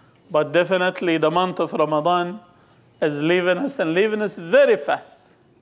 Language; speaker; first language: English; non-native, fluent; Arabic